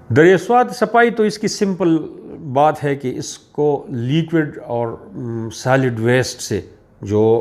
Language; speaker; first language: Urdu; non-native, local second language; Pashto